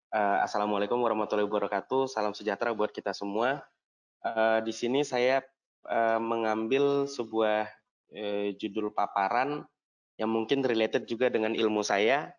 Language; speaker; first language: Indonesian; native; Indonesian